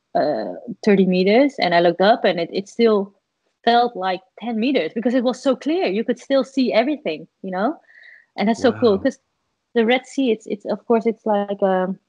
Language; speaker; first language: English; non-native, fluent; Dutch